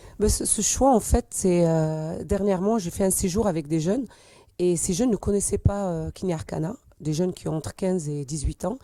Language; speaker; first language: French; native; French